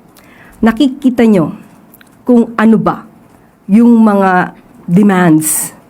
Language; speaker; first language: Filipino; native; Filipino